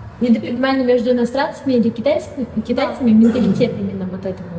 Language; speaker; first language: Russian; native; Russian